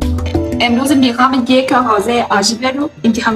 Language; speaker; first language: Persian; non-native, learner; French